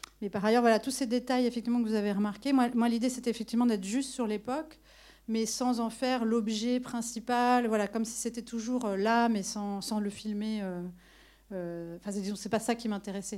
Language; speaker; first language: French; native; French